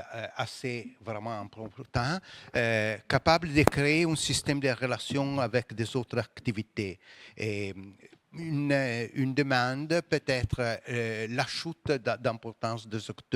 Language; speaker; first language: French; non-native, fluent; Italian